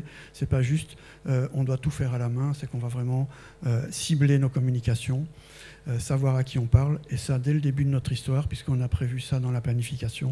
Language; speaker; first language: French; native; French